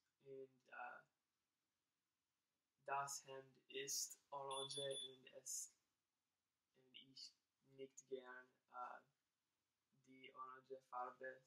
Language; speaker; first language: German; non-native, learner; English